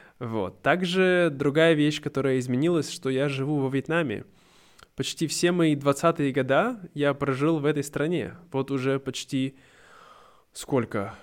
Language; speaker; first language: Russian; native; Russian